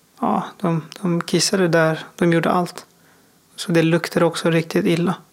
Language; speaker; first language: Swedish; non-native, fluent; Persian